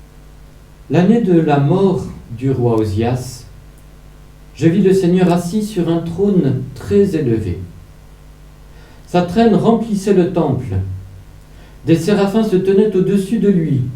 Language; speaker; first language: French; native; French